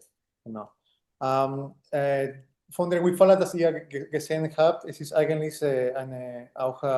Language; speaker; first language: German; non-native, fluent; Spanish